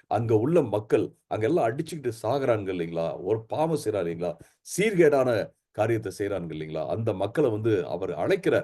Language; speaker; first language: Tamil; native; Tamil